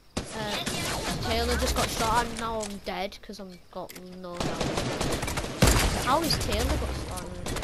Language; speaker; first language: English; native; English